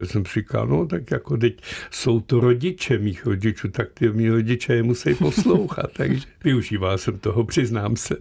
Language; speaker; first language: Czech; early bilingual, other home language; Slovenian